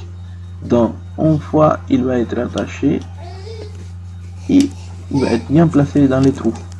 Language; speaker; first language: French; non-native, fluent; Spanish